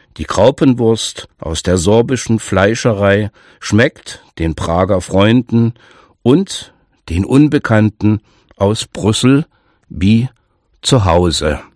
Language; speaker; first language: German; native; German